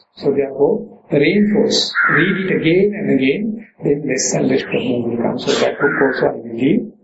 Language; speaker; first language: English; non-native, local second language; Sinhala